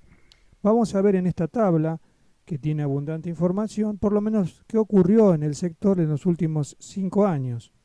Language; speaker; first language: Spanish; native; Spanish